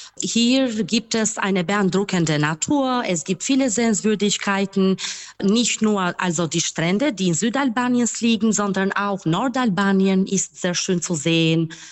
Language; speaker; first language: German; non-native, fluent; Albanian